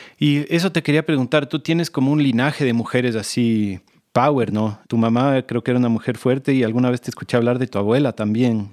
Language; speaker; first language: Spanish; native; Spanish